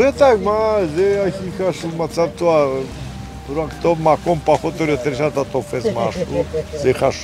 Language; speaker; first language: Hebrew; non-native, learner; Romanian